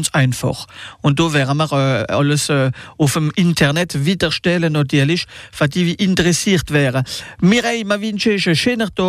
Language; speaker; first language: German; non-native, local second language; Swiss German